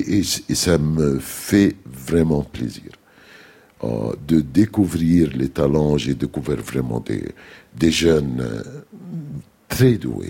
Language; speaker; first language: French; non-native, fluent; Arabic